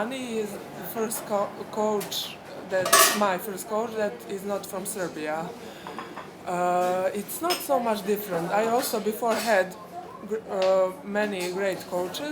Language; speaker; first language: English; non-native, fluent; Serbian